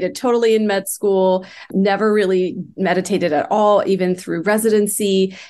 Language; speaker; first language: English; early bilingual, other home language; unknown